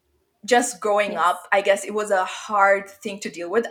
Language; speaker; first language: English; non-native, local second language; Bangla